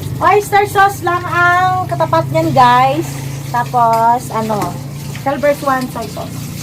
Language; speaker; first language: Filipino; native; Filipino